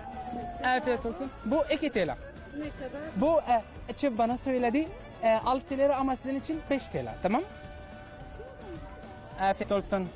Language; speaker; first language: Turkish; non-native, learner; Arabic